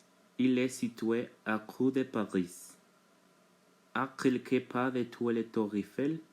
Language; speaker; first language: French; non-native, learner; Spanish